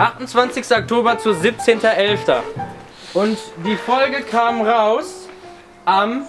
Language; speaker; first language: German; native; German